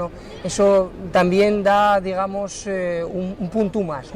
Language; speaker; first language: Spanish; native; Spanish